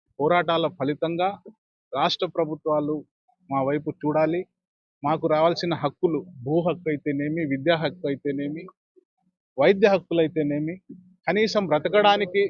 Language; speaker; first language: Telugu; non-native, local second language; Lambadi